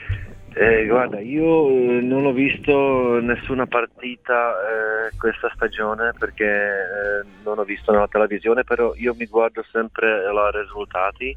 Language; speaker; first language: Italian; non-native, fluent; Czech